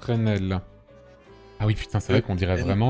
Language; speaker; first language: French; native; French